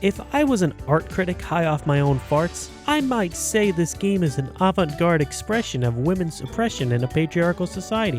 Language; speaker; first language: English; native; English